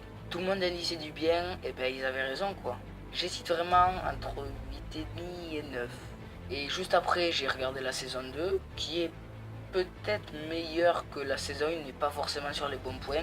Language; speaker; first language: French; native; French